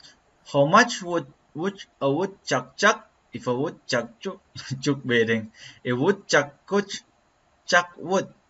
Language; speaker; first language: English; non-native, learner; Indonesian